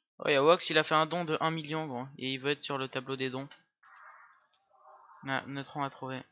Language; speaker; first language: French; native; French